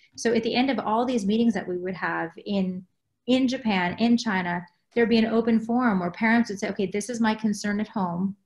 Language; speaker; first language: English; native; English